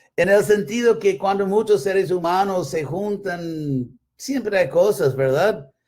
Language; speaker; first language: Spanish; non-native, fluent; English